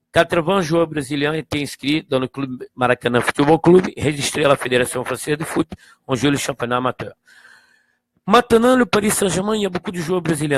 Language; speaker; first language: French; non-native, fluent; Portuguese